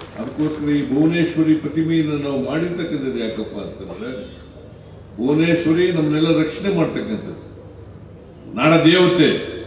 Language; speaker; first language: Kannada; native; Kannada